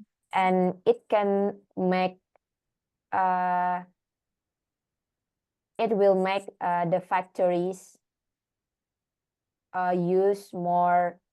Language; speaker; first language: English; non-native, learner; Indonesian